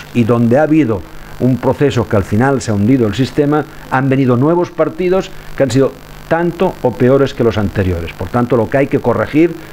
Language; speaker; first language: Spanish; non-native, local second language; Catalan